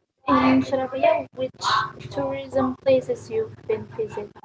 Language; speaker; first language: English; non-native, learner; Indonesian